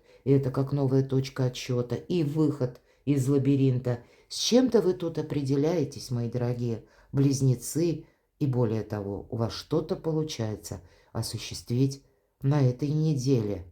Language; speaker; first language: Russian; native; Russian